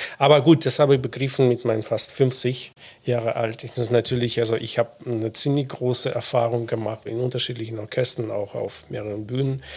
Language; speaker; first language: German; non-native, fluent; Russian